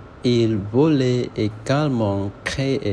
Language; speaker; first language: French; non-native, learner; Khmer